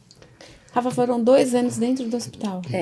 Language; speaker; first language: Portuguese; native; Portuguese